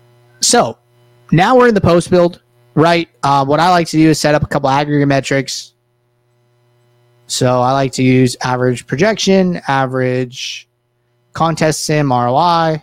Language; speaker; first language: English; native; English